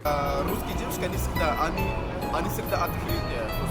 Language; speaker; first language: Russian; non-native, fluent; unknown